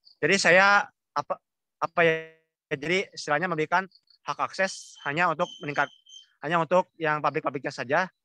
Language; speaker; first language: Indonesian; native; Indonesian